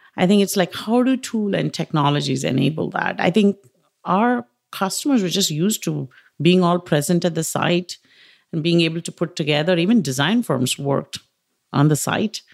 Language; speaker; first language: English; non-native, local second language; Tamil